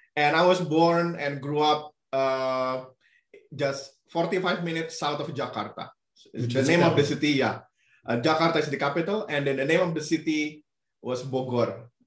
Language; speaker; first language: English; non-native, fluent; Indonesian